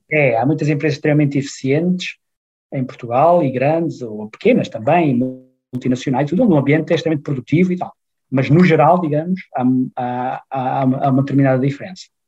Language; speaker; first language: Portuguese; native; Portuguese